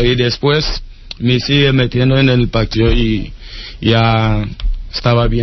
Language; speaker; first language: Spanish; non-native, learner; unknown